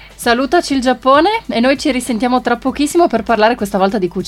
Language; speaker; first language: Italian; native; Italian